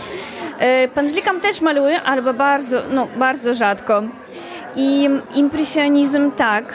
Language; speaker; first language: Polish; non-native, learner; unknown